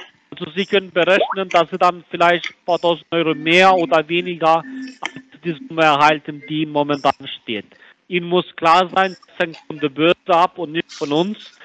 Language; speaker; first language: German; non-native, fluent; Albanian